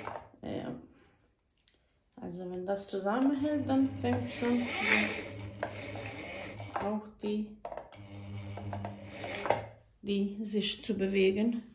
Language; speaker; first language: German; non-native, fluent; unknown